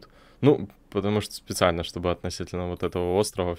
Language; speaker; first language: Russian; native; Russian